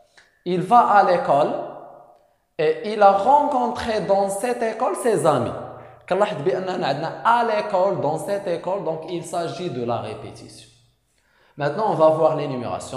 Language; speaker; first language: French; non-native, local second language; Arabic